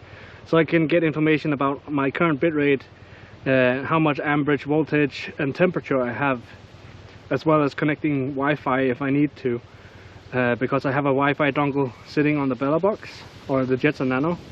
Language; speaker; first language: English; non-native, fluent; Danish